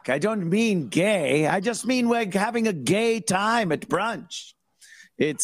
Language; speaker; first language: English; native; English